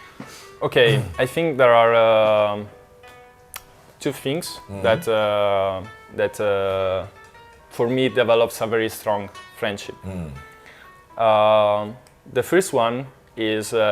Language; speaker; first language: English; non-native, fluent; Italian